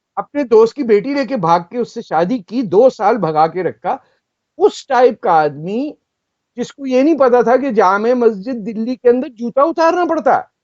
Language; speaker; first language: Urdu; non-native, local second language; Punjabi